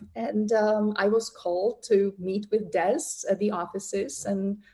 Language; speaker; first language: English; non-native, fluent; Czech